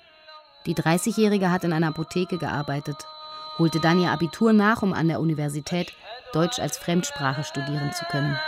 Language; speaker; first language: German; native; German